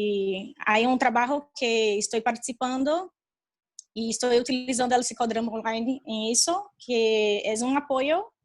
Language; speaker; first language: Spanish; non-native, fluent; Portuguese